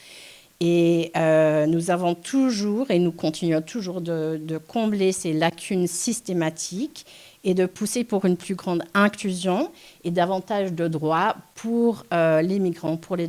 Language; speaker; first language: French; non-native, local second language; English